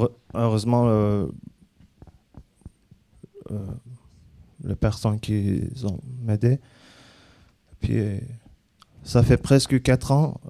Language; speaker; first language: French; non-native, learner; Azerbaijani